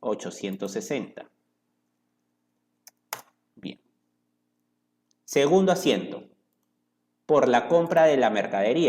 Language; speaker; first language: Spanish; native; Spanish